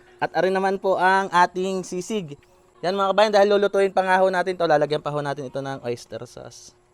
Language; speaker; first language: Filipino; native; Filipino